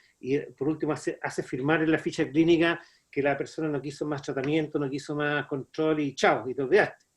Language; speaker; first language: Spanish; native; Spanish